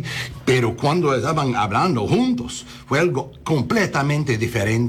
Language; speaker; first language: Spanish; early bilingual, heritage; English